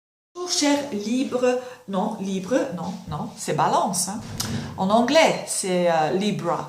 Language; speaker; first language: French; non-native, local second language; Dutch